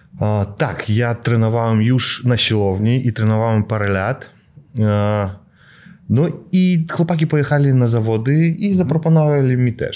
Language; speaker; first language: Polish; non-native, fluent; Russian